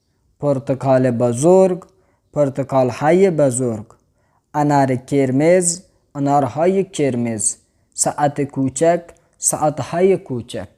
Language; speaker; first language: Persian; non-native, fluent; Urdu